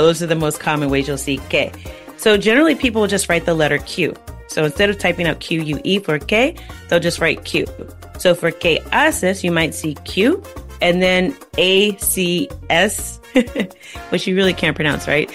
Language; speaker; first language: English; native; English